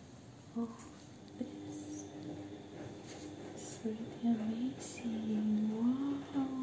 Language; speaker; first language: English; non-native, local second language; Filipino